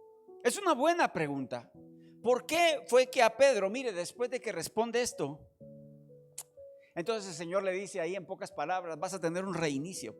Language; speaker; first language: Spanish; native; Spanish